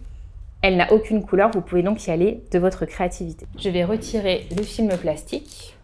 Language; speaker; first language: French; native; French